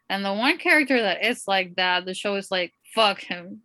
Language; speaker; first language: English; non-native, local second language; Spanish